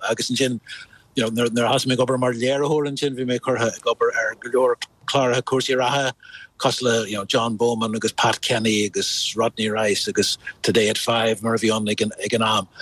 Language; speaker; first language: Irish; non-native, local second language; English